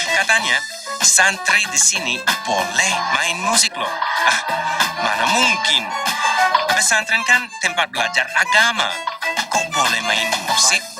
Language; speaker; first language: Indonesian; non-native, fluent; English